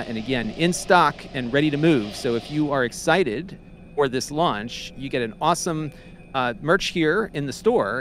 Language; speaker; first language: English; native; English